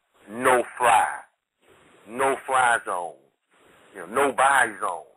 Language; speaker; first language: English; native; English